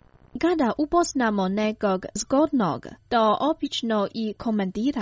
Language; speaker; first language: Croatian; non-native, fluent; Chinese